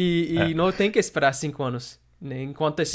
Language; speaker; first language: Portuguese; non-native, fluent; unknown